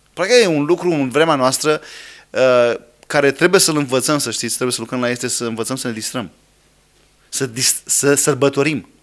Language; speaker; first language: Romanian; non-native, fluent; English